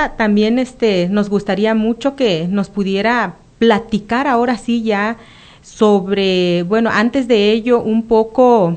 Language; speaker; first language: Spanish; native; Spanish